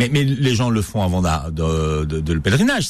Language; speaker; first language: French; native; French